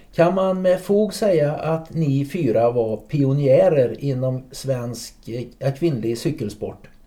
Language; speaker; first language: Swedish; native; Swedish